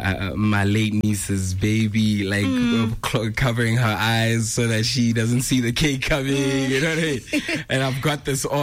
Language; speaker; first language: English; non-native, local second language; Tswana